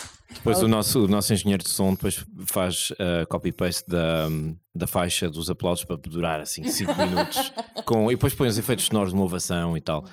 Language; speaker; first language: Portuguese; native; Portuguese